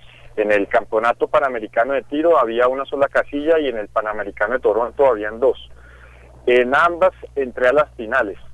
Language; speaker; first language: Spanish; native; Spanish